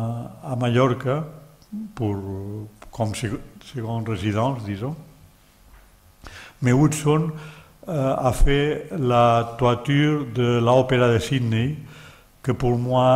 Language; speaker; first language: French; non-native, learner; Catalan